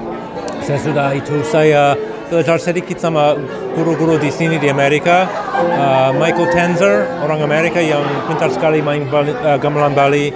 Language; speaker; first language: Indonesian; non-native, fluent; English